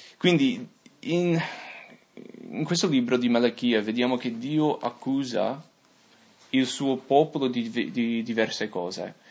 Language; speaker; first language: Italian; non-native, fluent; English